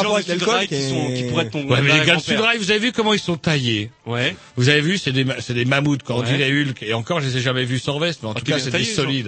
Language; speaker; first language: French; native; French